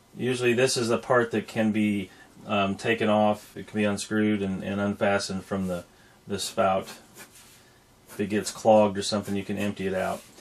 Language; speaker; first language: English; native; English